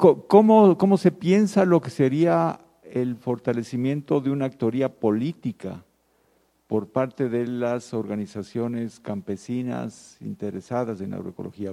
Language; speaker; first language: Spanish; native; Spanish